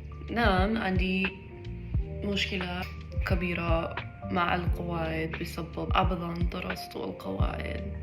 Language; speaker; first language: Arabic; non-native, learner; English